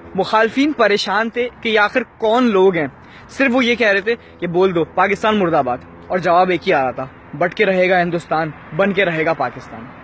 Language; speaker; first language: Urdu; native; Urdu